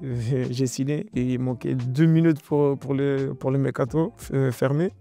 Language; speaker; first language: French; non-native, learner; Portuguese